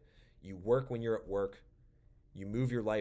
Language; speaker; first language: English; native; English